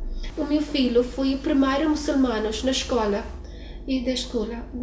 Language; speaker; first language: Portuguese; non-native, learner; Urdu